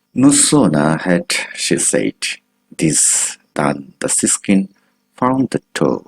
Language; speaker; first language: English; non-native, local second language; Bangla